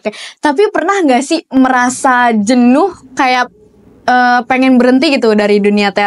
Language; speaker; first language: Indonesian; native; Indonesian